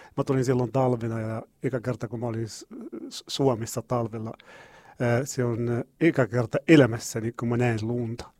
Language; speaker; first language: Finnish; non-native, learner; Arabic